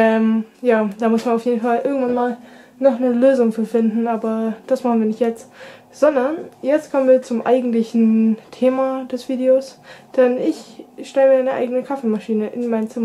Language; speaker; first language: German; native; German